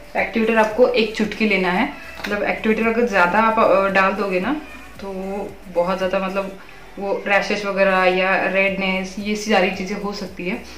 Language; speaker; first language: Hindi; non-native, local second language; Marathi